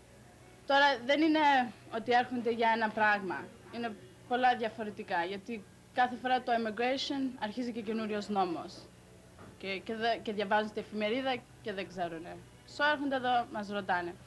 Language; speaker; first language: Greek; early bilingual, heritage; Greek